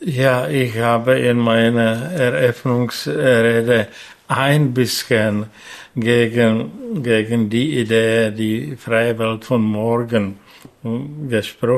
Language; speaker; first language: German; non-native, fluent; Czech